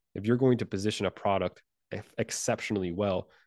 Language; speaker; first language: English; non-native, fluent; Spanish